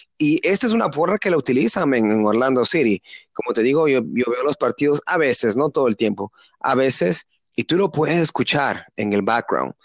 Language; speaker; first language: Spanish; native; Spanish